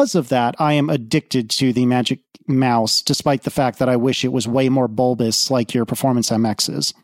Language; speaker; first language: English; native; English